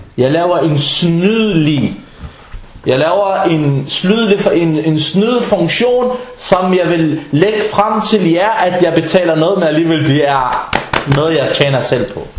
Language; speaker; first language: Danish; non-native, fluent; Arabic